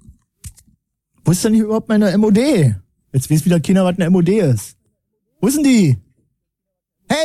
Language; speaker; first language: German; native; German